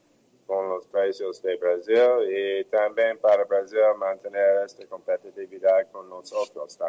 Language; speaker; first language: Portuguese; non-native, fluent; English